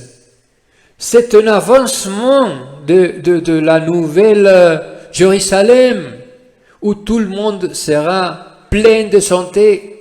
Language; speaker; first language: French; non-native, fluent; Spanish